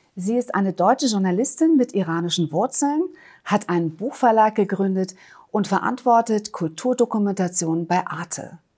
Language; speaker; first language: German; native; German